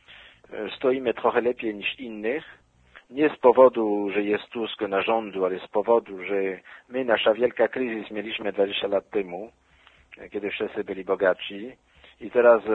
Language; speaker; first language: Polish; non-native, fluent; French